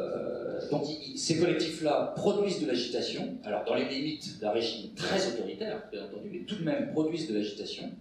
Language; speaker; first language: French; native; French